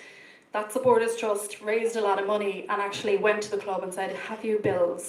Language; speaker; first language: English; native; English